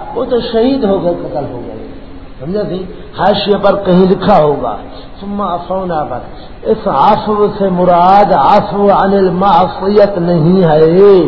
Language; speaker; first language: Urdu; non-native, local second language; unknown